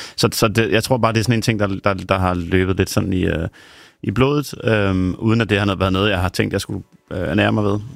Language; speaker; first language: Danish; native; Danish